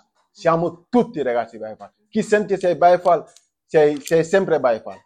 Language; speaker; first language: Italian; non-native, fluent; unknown